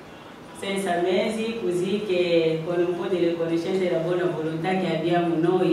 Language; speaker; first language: Italian; non-native, fluent; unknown